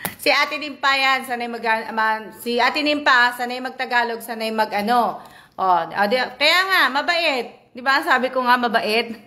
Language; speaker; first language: Filipino; native; Filipino